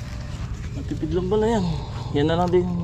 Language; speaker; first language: Filipino; native; Filipino